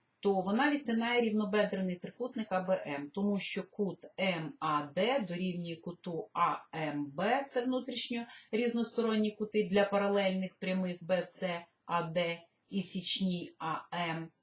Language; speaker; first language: Ukrainian; native; Ukrainian